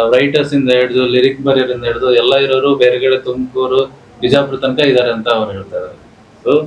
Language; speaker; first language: Kannada; native; Kannada